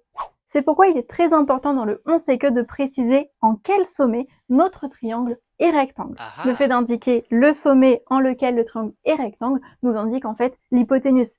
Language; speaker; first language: French; native; French